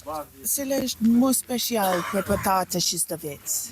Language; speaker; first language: Albanian; non-native, learner; English